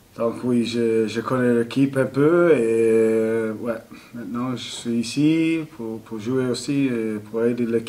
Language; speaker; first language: French; non-native, learner; English